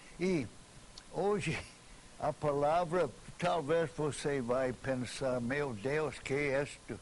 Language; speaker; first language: Portuguese; non-native, fluent; English